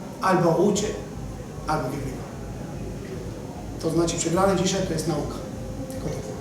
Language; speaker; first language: Polish; non-native, fluent; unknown